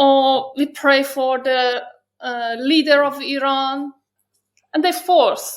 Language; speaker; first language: English; non-native, learner; Persian